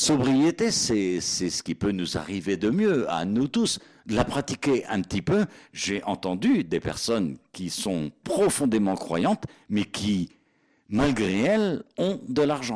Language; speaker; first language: French; native; French